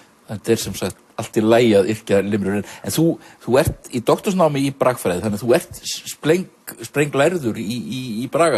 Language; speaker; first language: Icelandic; native; Icelandic